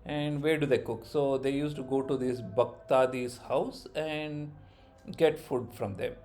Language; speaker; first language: English; non-native, local second language; Kannada